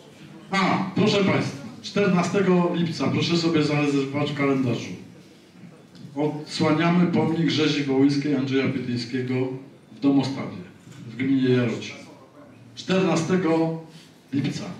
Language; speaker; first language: Polish; native; Polish